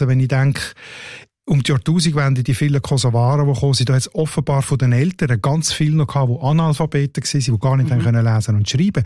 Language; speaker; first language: German; native; German